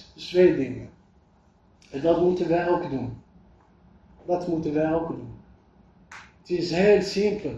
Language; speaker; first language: Dutch; non-native, fluent; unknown